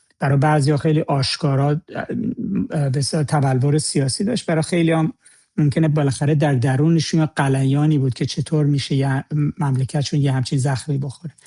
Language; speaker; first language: Persian; native; Persian